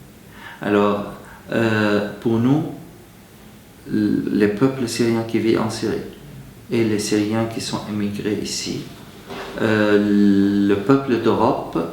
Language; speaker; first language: French; non-native, fluent; Arabic